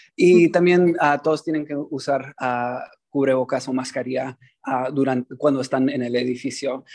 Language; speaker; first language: Spanish; early bilingual, heritage; Spanish